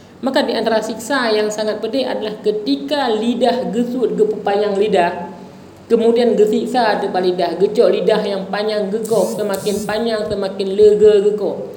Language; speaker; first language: Indonesian; non-native, local second language; Achinese